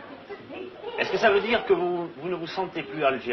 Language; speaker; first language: French; native; French